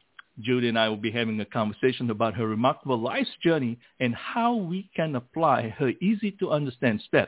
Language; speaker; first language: English; non-native, local second language; Min Nan Chinese